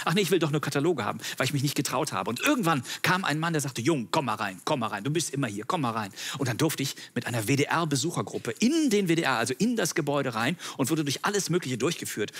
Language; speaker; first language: German; native; German